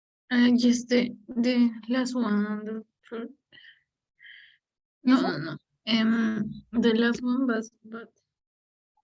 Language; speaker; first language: English; non-native, learner; Spanish